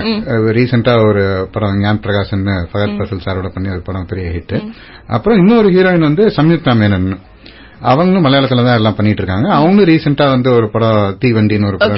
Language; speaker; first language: Tamil; native; Tamil